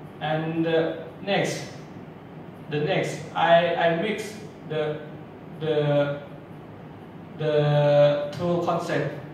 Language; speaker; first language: English; non-native, learner; Thai